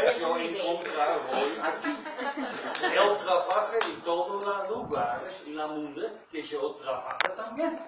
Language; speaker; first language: Spanish; non-native, learner; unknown